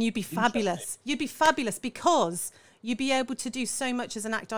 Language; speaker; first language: English; native; English